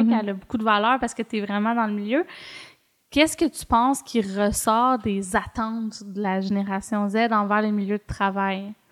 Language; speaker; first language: French; native; French